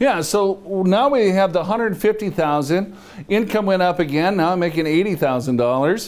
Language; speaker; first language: English; native; English